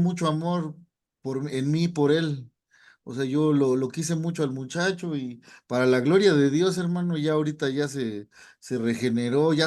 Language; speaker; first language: Spanish; native; Spanish